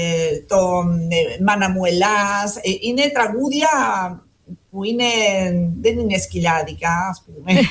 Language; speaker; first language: Greek; non-native, fluent; Spanish